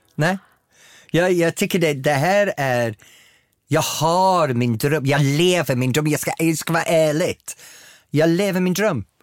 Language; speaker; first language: Swedish; non-native, fluent; English